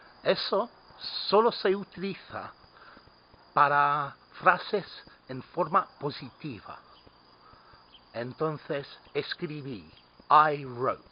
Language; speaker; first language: Spanish; non-native, fluent; English